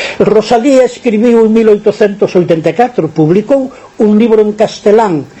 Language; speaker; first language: Galician; non-native, local second language; Spanish